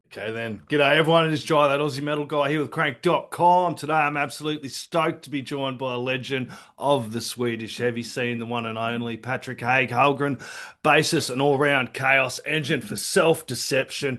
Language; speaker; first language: English; native; English